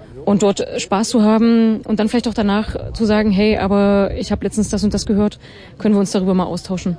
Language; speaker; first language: German; native; German